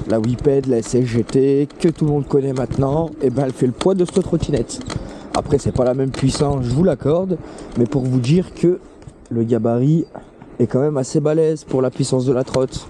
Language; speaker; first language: French; native; French